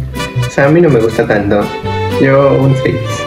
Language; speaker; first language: Spanish; native; Spanish